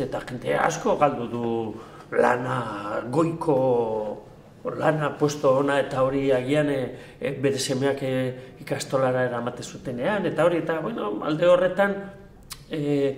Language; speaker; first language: Basque; non-native, local second language; Spanish